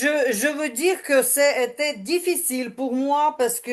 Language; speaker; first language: French; non-native, learner; Ukrainian